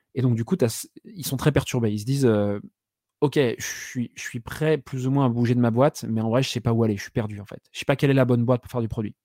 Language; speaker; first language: French; native; French